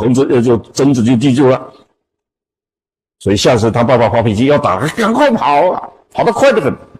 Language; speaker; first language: Chinese; native; Chinese